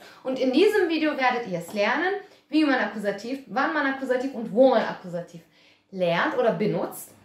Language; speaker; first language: German; early bilingual, other home language; Turkish